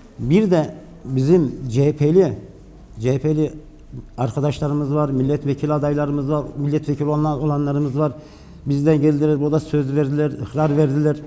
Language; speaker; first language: Turkish; native; Turkish